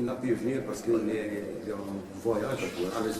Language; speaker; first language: French; non-native, local second language; Arabic